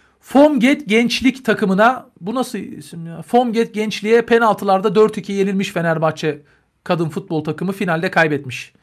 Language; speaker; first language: Turkish; native; Turkish